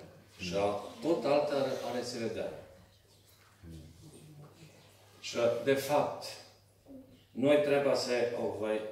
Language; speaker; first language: Romanian; non-native, learner; Serbian